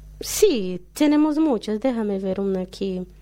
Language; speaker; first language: Spanish; non-native, learner; Portuguese